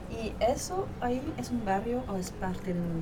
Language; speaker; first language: Spanish; non-native, fluent; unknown